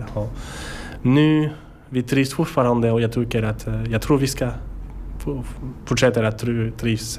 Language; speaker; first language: Swedish; non-native, learner; French